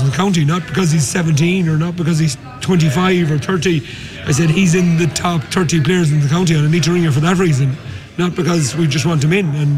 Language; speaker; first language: English; native; English